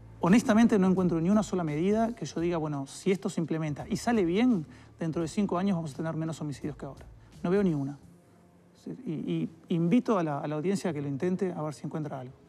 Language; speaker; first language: Spanish; native; Spanish